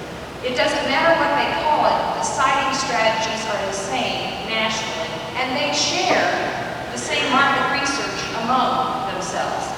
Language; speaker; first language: English; native; English